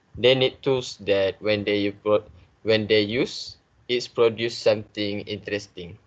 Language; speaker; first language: English; non-native, learner; Malay